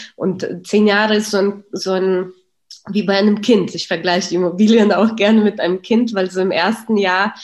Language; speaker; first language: German; early bilingual, other home language; Russian